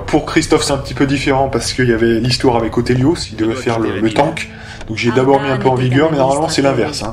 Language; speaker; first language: French; native; French